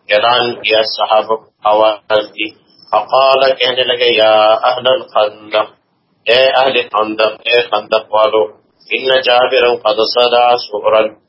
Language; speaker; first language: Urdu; non-native, local second language; Pashto